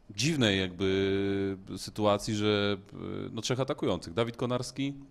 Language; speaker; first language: Polish; native; Polish